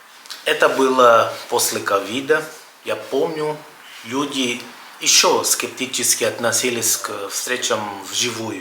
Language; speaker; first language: Russian; non-native, fluent; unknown